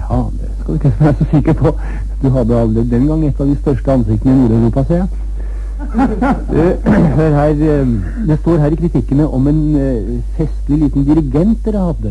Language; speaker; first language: Norwegian; native; Norwegian